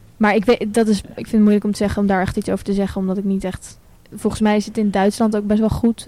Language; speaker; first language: Dutch; native; Dutch